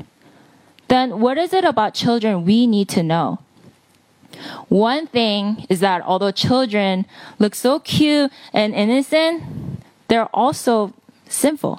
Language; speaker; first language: English; early bilingual, other home language; Korean